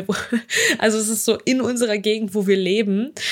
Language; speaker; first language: German; early bilingual, other home language; Russian